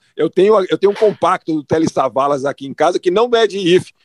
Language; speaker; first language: Portuguese; native; Portuguese